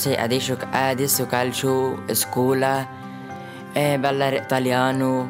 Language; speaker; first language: Italian; non-native, learner; Arabic